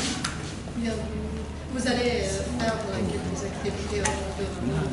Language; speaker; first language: French; non-native, learner; Arabic